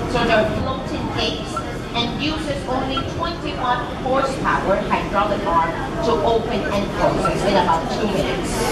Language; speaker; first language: English; non-native, fluent; Spanish